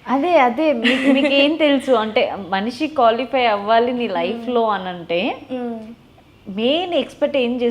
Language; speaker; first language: Telugu; native; Telugu